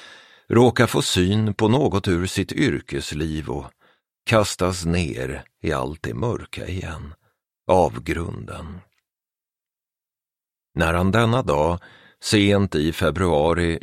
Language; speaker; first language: Swedish; native; Swedish